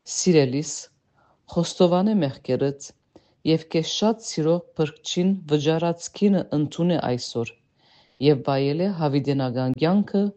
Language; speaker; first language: Armenian; early bilingual, heritage; Armenian